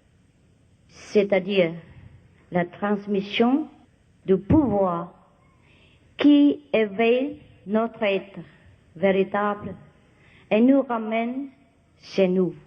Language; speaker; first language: French; non-native, fluent; Vietnamese